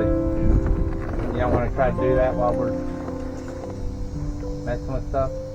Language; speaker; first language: English; native; English